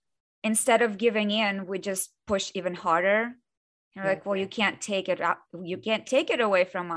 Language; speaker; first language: English; non-native, fluent; Russian